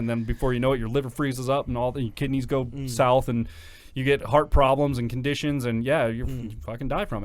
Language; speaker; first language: English; native; English